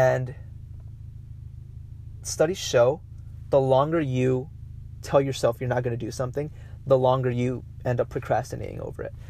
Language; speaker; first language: English; non-native, fluent; Spanish